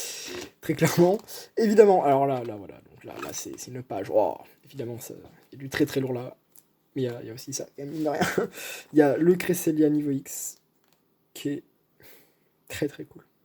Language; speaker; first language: French; native; French